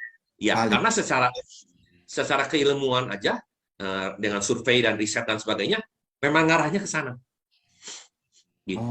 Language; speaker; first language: Indonesian; native; Indonesian